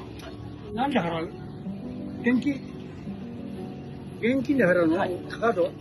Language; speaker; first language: Japanese; native; Japanese